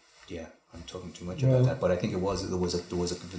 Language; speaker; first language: English; native; English